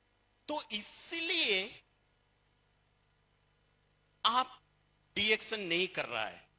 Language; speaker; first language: Hindi; non-native, fluent; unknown